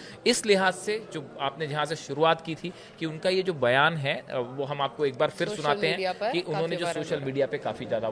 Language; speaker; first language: Hindi; native; Hindi